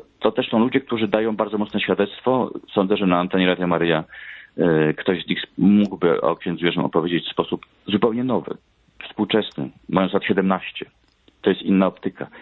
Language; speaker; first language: Polish; native; Polish